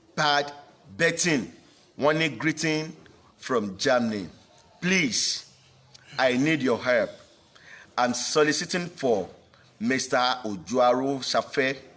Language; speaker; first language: English; non-native, local second language; Yoruba